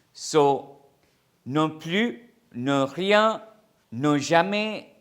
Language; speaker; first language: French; non-native, fluent; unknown